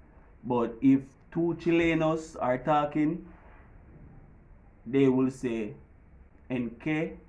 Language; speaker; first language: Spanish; non-native, learner; English